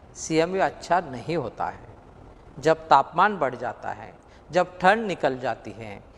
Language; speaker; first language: Hindi; non-native, local second language; Marathi